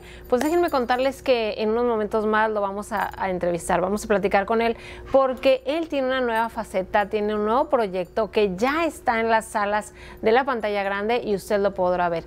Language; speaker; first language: Spanish; native; Spanish